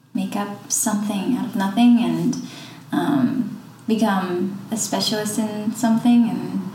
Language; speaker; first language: English; non-native, fluent; Dutch